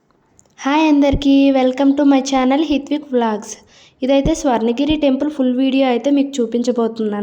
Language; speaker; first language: Telugu; native; Telugu